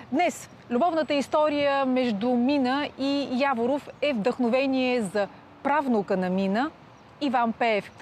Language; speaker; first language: Bulgarian; native; Bulgarian